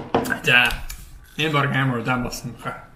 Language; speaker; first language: Mongolian; non-native, learner; English